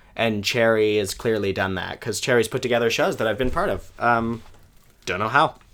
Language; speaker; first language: English; native; English